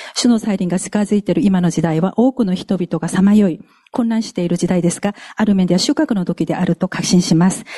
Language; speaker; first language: Japanese; non-native, fluent; Korean